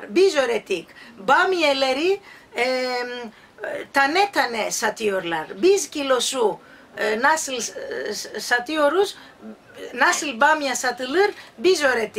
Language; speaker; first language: Turkish; non-native, fluent; Greek